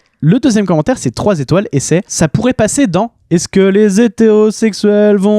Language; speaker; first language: French; native; French